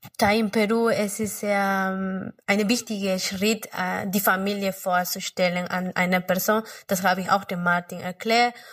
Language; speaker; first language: German; non-native, fluent; Spanish